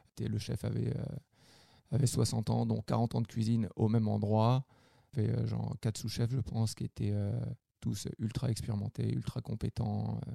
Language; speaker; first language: French; native; French